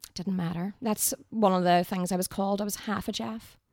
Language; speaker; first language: English; native; English